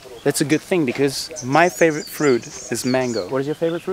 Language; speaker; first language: English; non-native, fluent; German